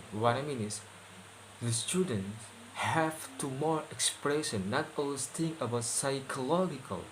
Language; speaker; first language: English; non-native, learner; Indonesian